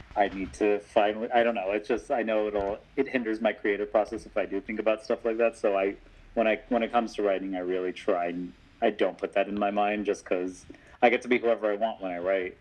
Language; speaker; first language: English; native; English